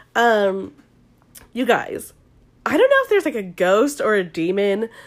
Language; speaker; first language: English; native; English